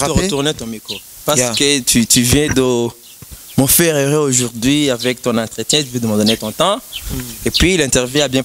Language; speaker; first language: French; non-native, local second language; Rundi